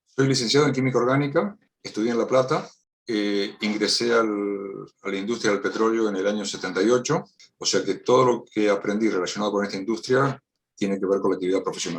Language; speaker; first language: Spanish; native; Spanish